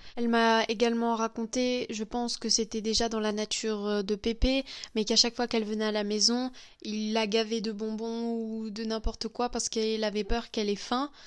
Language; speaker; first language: French; native; French